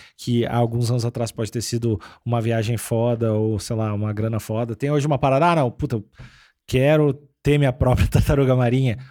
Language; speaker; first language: Portuguese; native; Portuguese